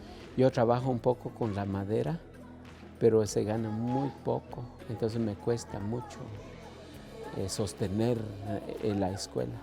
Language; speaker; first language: Spanish; non-native, local second language; Kʼicheʼ